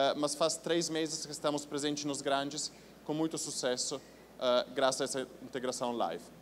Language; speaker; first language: Portuguese; non-native, fluent; Italian